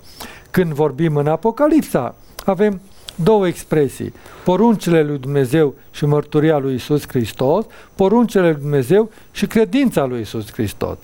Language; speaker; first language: Romanian; native; Romanian